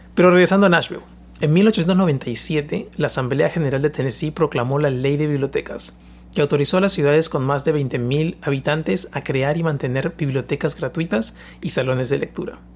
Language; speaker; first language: Spanish; native; Spanish